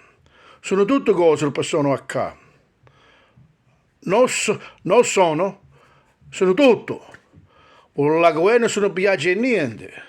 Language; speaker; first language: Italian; early bilingual, heritage; English